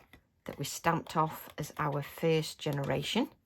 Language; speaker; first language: English; native; English